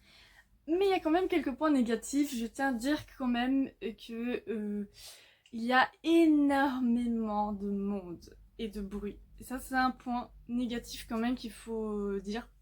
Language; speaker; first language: French; native; French